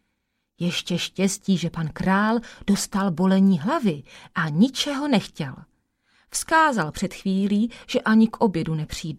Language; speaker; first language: Czech; native; Czech